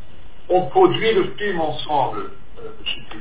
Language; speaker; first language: French; non-native, fluent; English